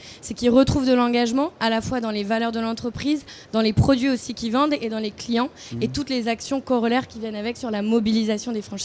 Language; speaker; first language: French; native; French